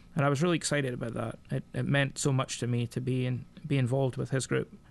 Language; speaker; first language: English; native; English